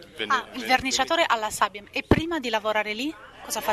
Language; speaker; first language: Italian; native; Italian